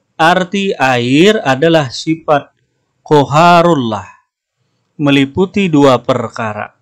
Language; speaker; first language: Indonesian; non-native, local second language; Banjar